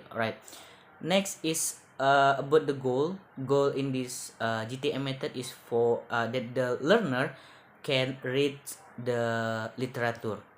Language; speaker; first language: English; non-native, learner; Indonesian